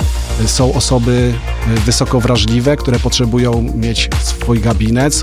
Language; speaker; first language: Polish; native; Polish